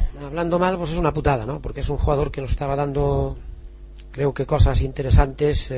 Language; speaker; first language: Spanish; native; Spanish